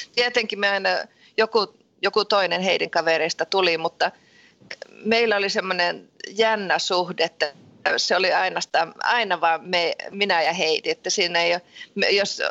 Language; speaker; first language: Finnish; early bilingual, heritage; Finnish